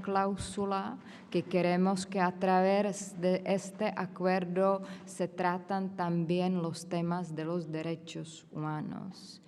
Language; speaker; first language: Spanish; non-native, fluent; Czech